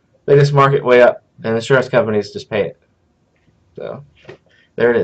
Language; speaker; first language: English; native; English